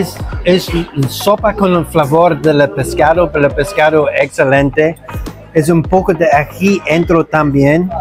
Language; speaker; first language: Spanish; non-native, learner; English